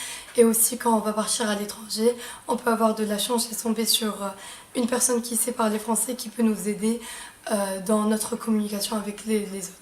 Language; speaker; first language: French; non-native, local second language; Arabic